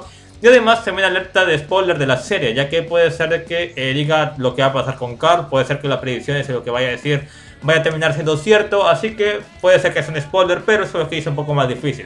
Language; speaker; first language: Spanish; native; Spanish